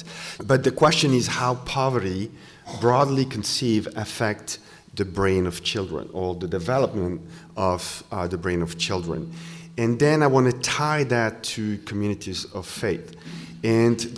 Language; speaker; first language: English; non-native, fluent; French